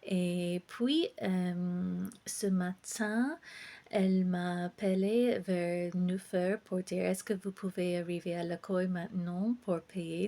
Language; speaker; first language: French; non-native, fluent; English